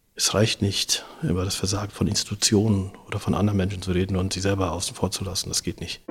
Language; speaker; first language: German; native; German